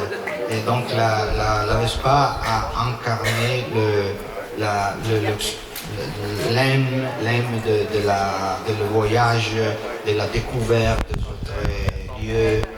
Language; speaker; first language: French; non-native, learner; Italian